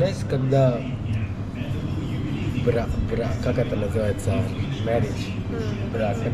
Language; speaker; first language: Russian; non-native, learner; Hindi